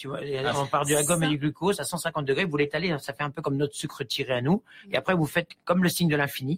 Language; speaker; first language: French; native; French